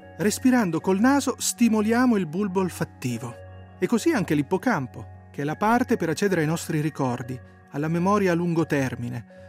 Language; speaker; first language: Italian; native; Italian